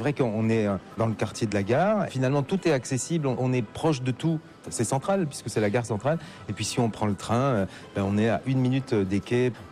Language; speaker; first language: French; native; French